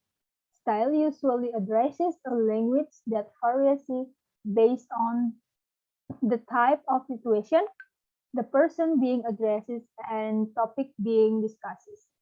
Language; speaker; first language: English; non-native, learner; Balinese